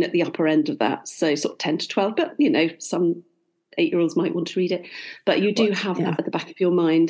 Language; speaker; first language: English; native; English